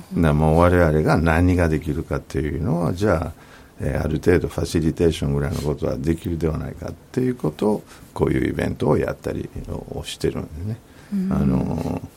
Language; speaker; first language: Japanese; non-native, fluent; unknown